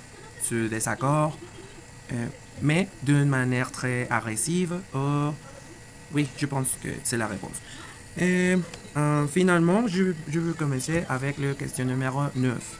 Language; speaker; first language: French; non-native, learner; Spanish